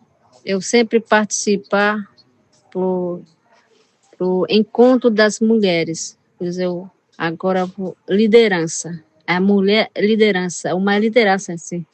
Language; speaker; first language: Portuguese; non-native, local second language; Yanomámi